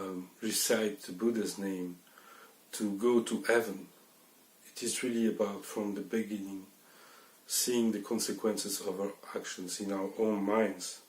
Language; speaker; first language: English; non-native, fluent; French